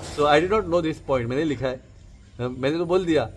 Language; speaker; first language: Hindi; non-native, local second language; Marathi